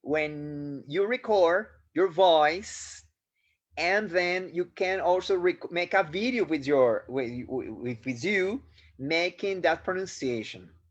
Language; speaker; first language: English; non-native, fluent; Spanish